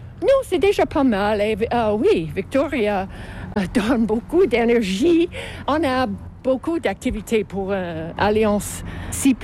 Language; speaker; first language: French; non-native, local second language; English